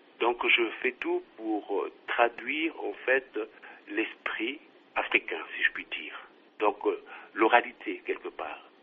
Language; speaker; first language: French; non-native, local second language; Kongo